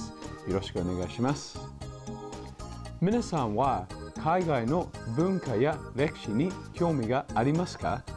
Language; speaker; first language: Japanese; non-native, fluent; English